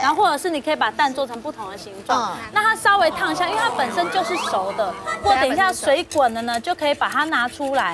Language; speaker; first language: Chinese; native; Chinese